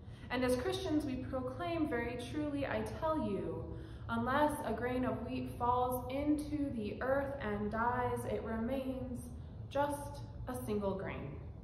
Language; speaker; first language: English; native; English